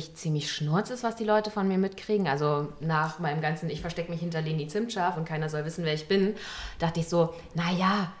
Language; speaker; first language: German; native; German